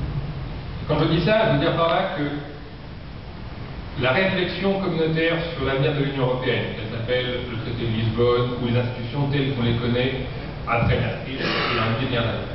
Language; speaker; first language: French; native; French